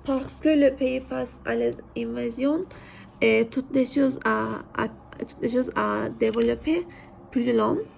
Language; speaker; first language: French; non-native, learner; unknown